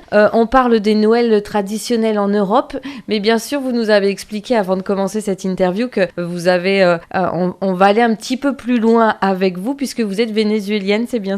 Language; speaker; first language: French; native; French